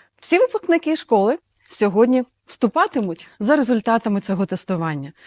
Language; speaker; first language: Ukrainian; native; Ukrainian